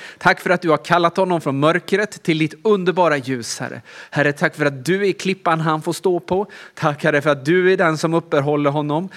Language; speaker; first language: Swedish; native; Swedish